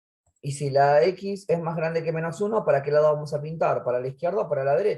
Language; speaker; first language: Spanish; native; Spanish